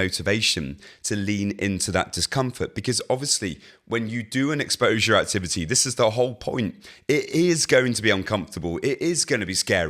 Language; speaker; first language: English; native; English